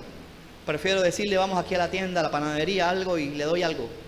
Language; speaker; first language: Spanish; native; Spanish